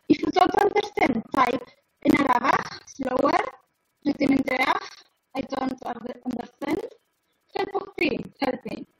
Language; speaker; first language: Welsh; non-native, learner; Spanish